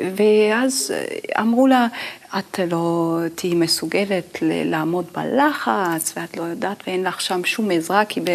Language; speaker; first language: Hebrew; non-native, fluent; Italian